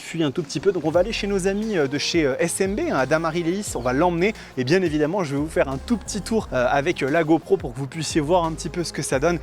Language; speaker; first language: French; native; French